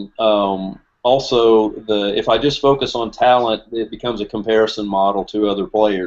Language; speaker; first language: English; native; English